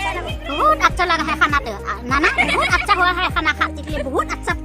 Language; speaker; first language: Hindi; non-native, learner; Bodo